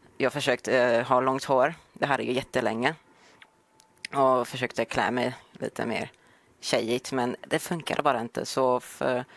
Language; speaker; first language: Swedish; early bilingual, other home language; Polish